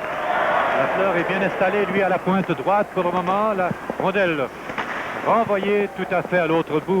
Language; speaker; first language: French; native; French